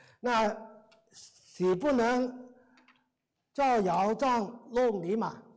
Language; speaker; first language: Chinese; non-native, local second language; Cantonese